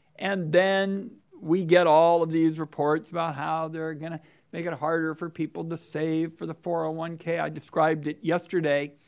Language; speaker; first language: English; native; English